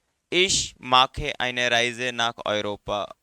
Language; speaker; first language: German; non-native, fluent; Hindi